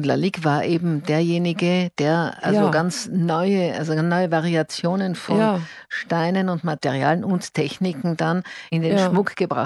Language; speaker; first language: German; native; German